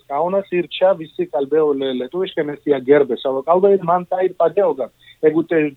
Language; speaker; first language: Lithuanian; non-native, fluent; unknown